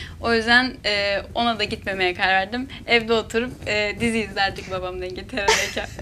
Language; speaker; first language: Turkish; native; Turkish